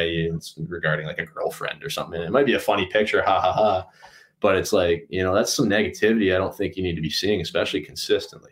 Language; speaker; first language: English; native; English